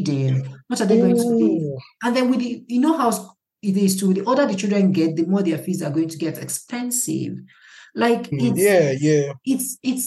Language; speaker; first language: English; non-native, local second language; Igbo